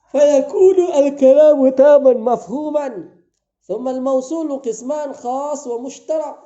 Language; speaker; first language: Arabic; non-native, fluent; Indonesian